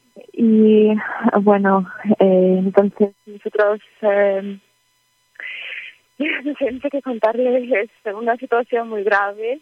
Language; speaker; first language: Spanish; early bilingual, heritage; Ukrainian